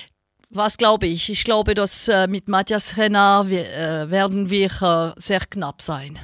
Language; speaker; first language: German; non-native, local second language; French